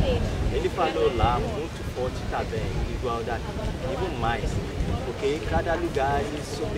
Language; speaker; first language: Portuguese; non-native, learner; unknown